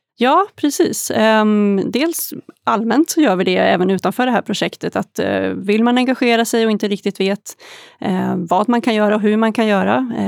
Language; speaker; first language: Swedish; native; Swedish